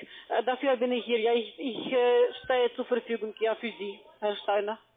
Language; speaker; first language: German; non-native, fluent; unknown